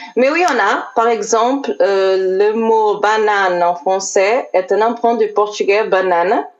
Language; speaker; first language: French; non-native, learner; Portuguese